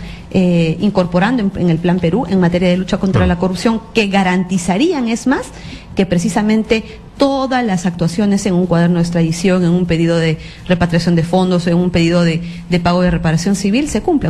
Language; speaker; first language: Spanish; native; Spanish